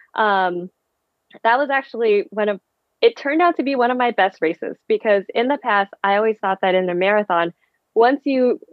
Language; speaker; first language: English; early bilingual, other home language; Vietnamese